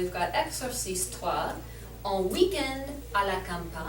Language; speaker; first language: French; non-native, learner; English